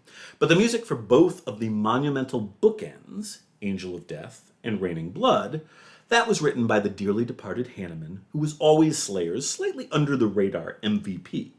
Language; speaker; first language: English; native; English